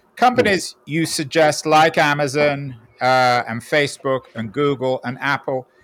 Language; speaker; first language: English; native; English